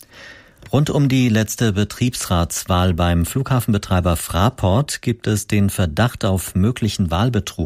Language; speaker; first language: German; native; German